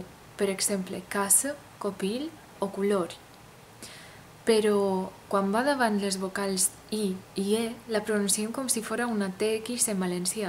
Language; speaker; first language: Catalan; non-native, fluent; Romanian